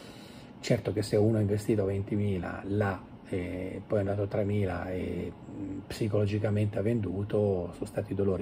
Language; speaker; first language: Italian; native; Italian